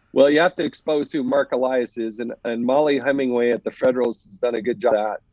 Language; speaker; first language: English; native; English